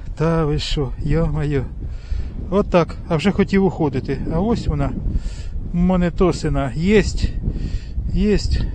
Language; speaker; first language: Ukrainian; native; Ukrainian